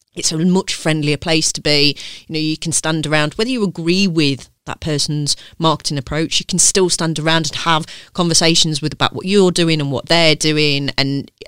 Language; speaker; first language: English; native; English